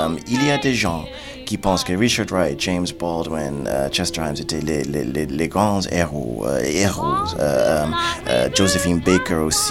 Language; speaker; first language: French; non-native, fluent; English